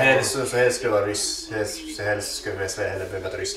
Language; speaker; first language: Swedish; native; Swedish